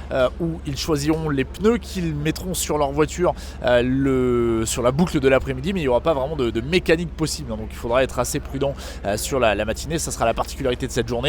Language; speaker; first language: French; native; French